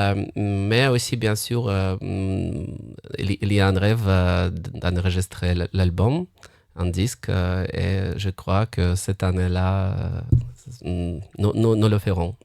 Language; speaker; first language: French; non-native, fluent; Russian